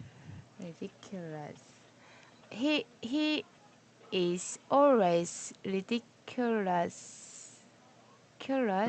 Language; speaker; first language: English; non-native, learner; Korean